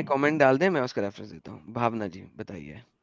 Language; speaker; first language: Hindi; native; Hindi